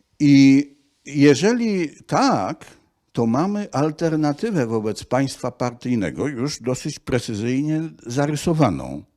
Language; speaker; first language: Polish; native; Polish